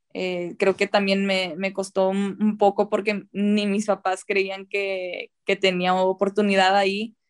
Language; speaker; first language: Spanish; early bilingual, heritage; Spanish